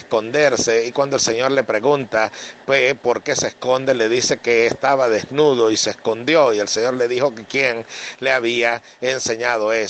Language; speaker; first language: Spanish; native; Spanish